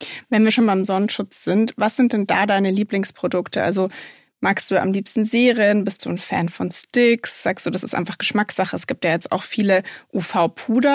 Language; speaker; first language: German; native; German